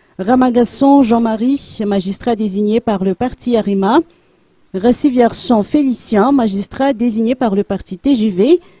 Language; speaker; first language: French; non-native, local second language; Malagasy